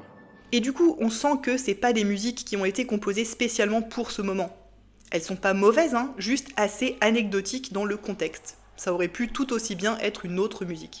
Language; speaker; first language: French; native; French